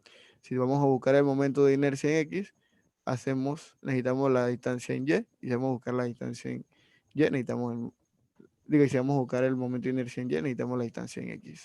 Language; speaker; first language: Spanish; native; Spanish